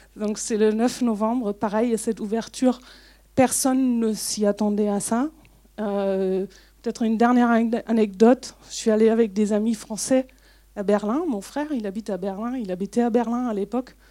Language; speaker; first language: French; non-native, fluent; German